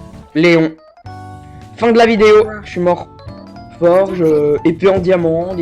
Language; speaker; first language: French; native; French